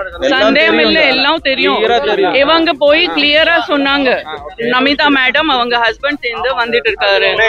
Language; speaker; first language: Tamil; non-native, fluent; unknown